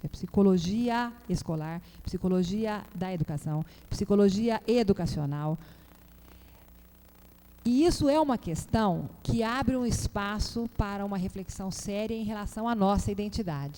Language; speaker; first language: Portuguese; native; Portuguese